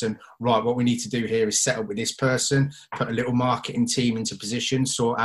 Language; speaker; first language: English; native; English